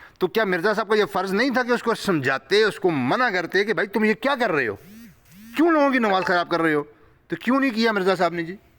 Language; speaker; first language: Urdu; non-native, local second language; Punjabi